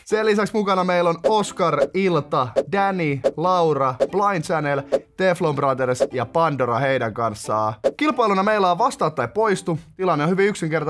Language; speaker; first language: Finnish; native; Finnish